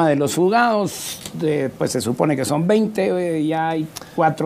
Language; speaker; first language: Spanish; native; Spanish